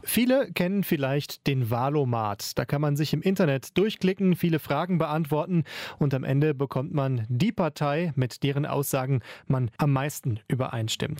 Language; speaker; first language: German; native; German